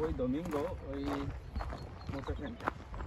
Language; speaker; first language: Spanish; non-native, learner; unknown